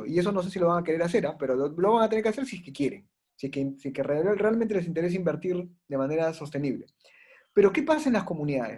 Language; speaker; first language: Spanish; native; Spanish